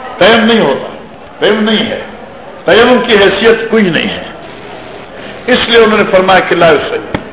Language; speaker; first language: Urdu; non-native, local second language; Northern Hindko